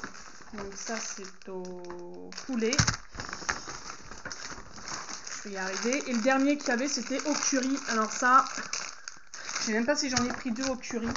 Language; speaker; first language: French; native; French